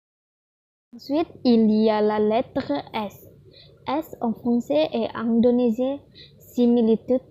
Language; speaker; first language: French; non-native, learner; Indonesian